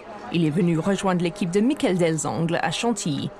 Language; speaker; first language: French; native; French